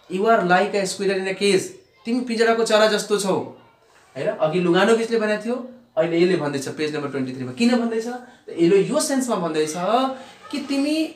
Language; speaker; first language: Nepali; non-native, local second language; Bhojpuri